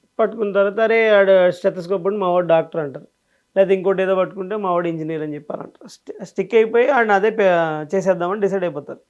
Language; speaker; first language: Telugu; native; Telugu